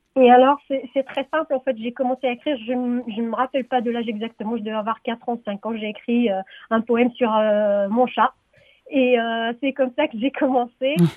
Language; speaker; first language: French; non-native, local second language; Arabic